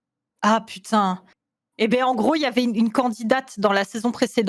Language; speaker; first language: French; native; French